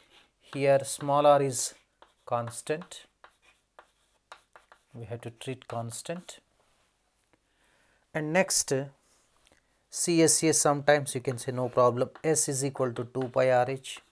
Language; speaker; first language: English; non-native, local second language; Telugu